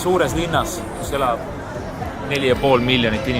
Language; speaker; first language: Estonian; native; Estonian